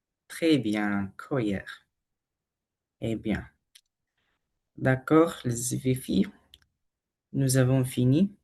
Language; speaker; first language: French; non-native, learner; Spanish